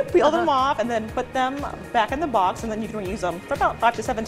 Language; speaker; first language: English; native; English